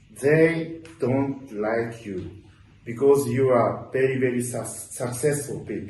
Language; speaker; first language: English; non-native, learner; Japanese